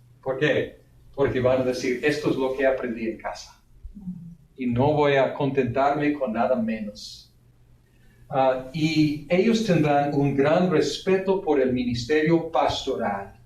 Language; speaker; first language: Spanish; non-native, fluent; English